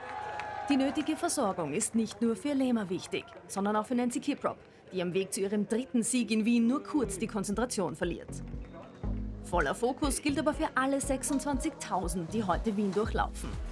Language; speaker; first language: German; native; German